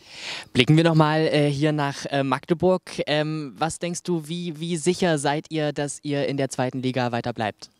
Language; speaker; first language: German; native; German